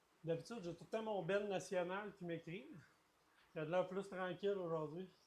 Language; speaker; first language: French; native; French